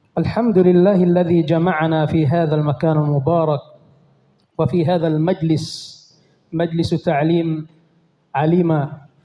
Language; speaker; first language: Indonesian; non-native, learner; Arabic